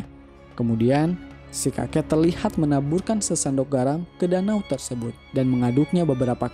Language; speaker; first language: Indonesian; native; Indonesian